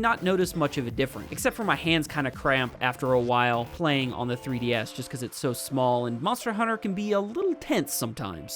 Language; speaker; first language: English; native; English